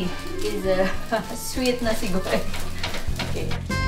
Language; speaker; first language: English; non-native, learner; Indonesian